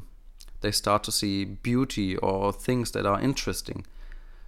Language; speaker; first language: English; non-native, fluent; German